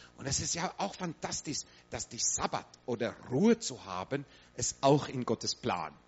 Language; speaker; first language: German; non-native, fluent; English